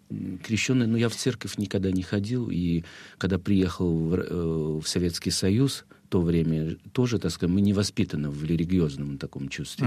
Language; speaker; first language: Russian; non-native, fluent; Chinese